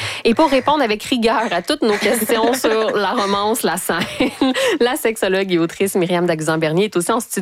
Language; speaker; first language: French; native; French